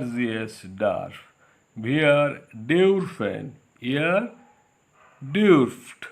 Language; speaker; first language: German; non-native, fluent; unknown